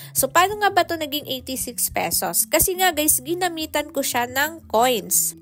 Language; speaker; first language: Filipino; non-native, local second language; Cebuano